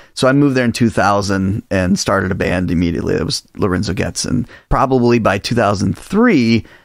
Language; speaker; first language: English; native; English